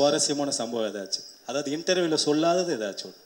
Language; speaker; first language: Tamil; native; Tamil